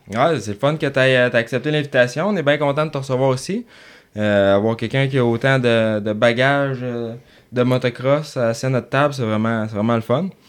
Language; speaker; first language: French; native; French